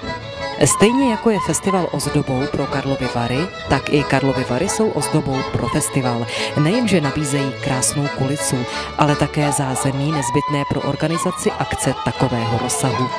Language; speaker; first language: Czech; native; Czech